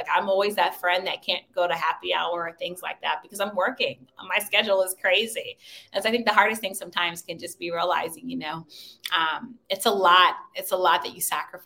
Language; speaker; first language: English; native; English